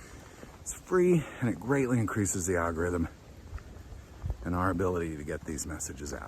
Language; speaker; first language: English; native; English